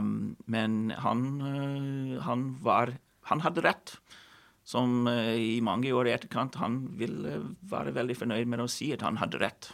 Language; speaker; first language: Norwegian; non-native, fluent; English